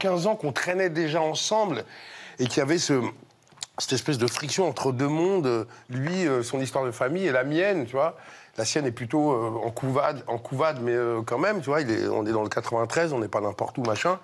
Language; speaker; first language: French; native; French